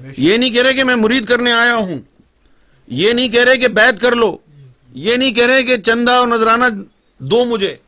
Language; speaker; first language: Urdu; native; Urdu